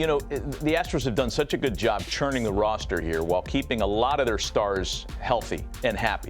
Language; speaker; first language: English; native; English